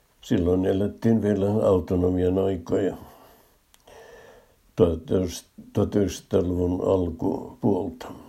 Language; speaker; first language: Finnish; native; Finnish